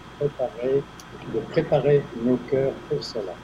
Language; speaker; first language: French; non-native, fluent; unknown